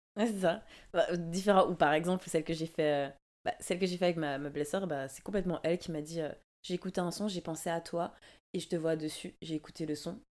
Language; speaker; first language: French; native; French